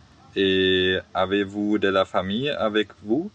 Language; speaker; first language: French; non-native, learner; German